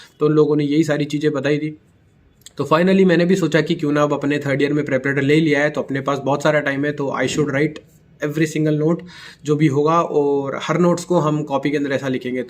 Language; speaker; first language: Hindi; native; Hindi